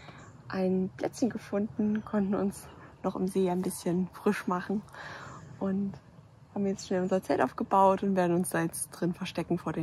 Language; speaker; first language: German; native; German